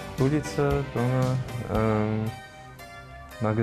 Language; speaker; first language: Russian; non-native, learner; English